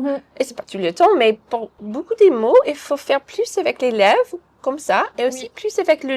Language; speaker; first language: French; non-native, fluent; English